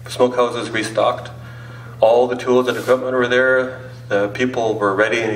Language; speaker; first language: English; native; English